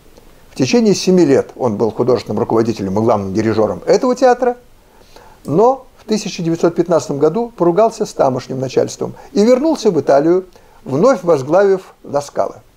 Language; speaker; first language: Russian; native; Russian